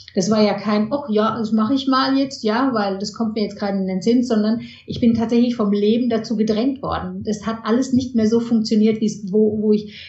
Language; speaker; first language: German; early bilingual, heritage; German